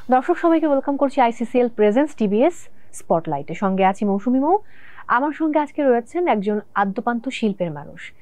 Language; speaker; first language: Bangla; native; Bangla